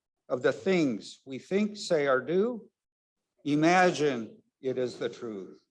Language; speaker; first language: English; native; English